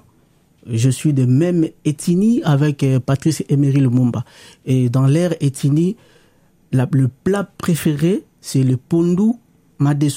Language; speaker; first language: French; non-native, local second language; Lingala